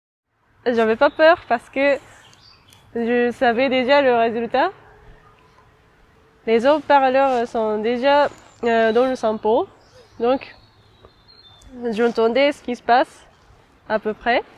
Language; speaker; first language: French; non-native, fluent; Japanese